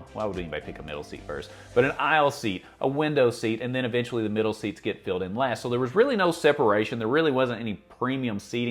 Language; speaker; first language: English; native; English